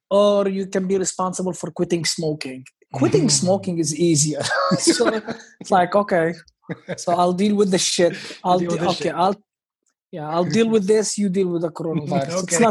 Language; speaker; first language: English; non-native, fluent; Hebrew